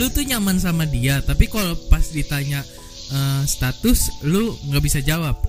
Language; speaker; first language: Indonesian; native; Indonesian